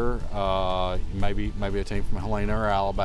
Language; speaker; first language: English; native; English